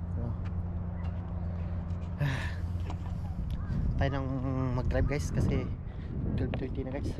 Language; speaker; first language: Filipino; native; Filipino